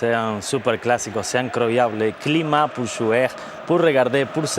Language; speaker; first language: French; non-native, fluent; Spanish